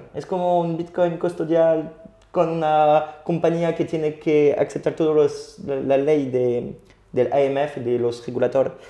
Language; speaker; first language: Spanish; non-native, fluent; French